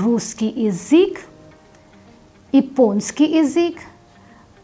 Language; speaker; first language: Russian; non-native, fluent; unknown